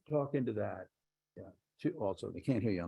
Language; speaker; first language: English; native; English